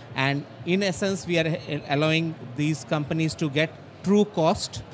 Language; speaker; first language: English; non-native, local second language; Bangla